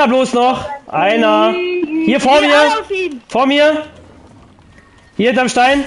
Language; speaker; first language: German; native; German